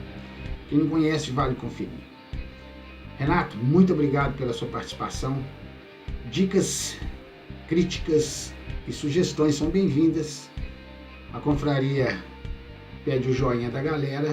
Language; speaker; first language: Portuguese; native; Portuguese